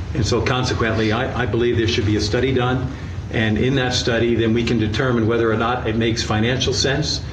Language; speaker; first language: English; native; English